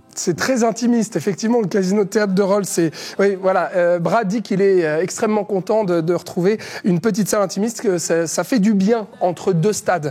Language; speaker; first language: French; native; French